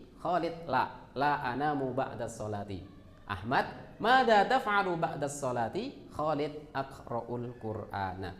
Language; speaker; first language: Arabic; non-native, fluent; Indonesian